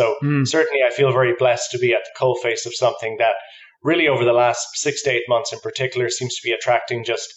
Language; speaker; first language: English; native; English